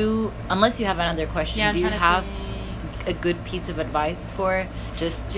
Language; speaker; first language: English; non-native, fluent; Portuguese